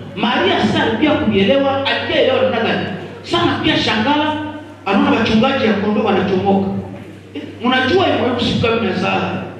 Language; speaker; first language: Swahili; native; Swahili